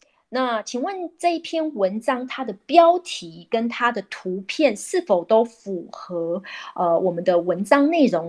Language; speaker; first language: Chinese; native; Chinese